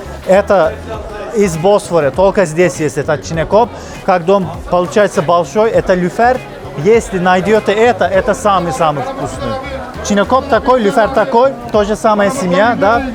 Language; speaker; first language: Russian; non-native, fluent; Turkish